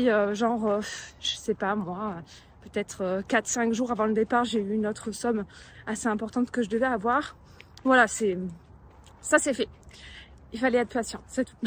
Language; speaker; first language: French; native; French